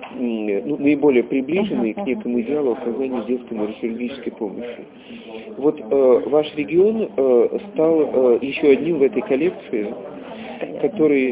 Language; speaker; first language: Russian; native; Russian